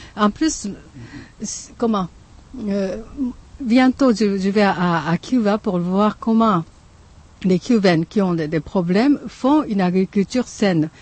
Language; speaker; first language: French; non-native, fluent; Japanese